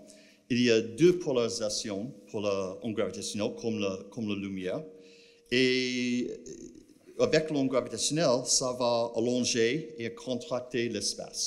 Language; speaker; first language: French; non-native, fluent; English